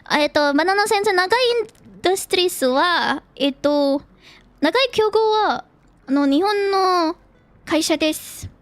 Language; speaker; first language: Japanese; non-native, learner; Filipino